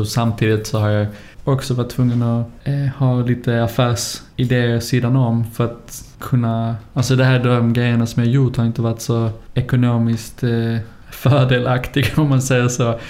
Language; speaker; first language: Swedish; native; Swedish